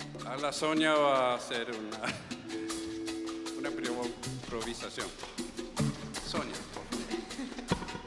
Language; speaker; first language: Spanish; non-native, fluent; English